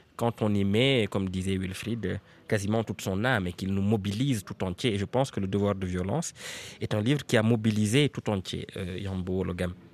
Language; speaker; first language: French; non-native, local second language; Serer